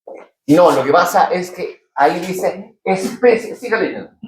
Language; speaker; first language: Spanish; native; Spanish